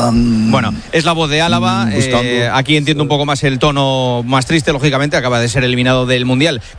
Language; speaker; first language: Spanish; native; Spanish